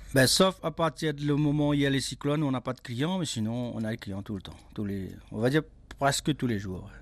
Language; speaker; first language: French; non-native, local second language; Réunion Creole French